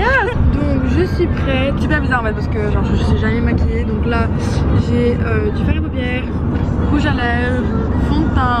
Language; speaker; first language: French; native; French